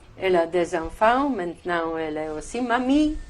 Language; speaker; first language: French; non-native, learner; Polish